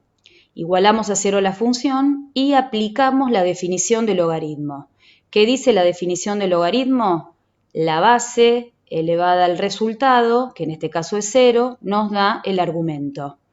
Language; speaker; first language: Spanish; native; Spanish